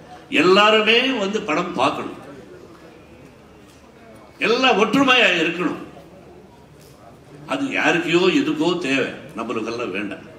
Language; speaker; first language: Tamil; non-native, learner; Telugu